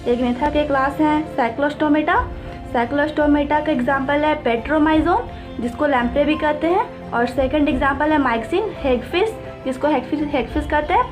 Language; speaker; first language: Hindi; native; Hindi